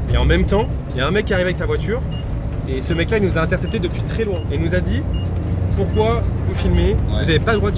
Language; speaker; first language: French; native; French